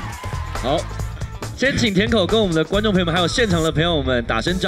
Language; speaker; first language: Chinese; native; Chinese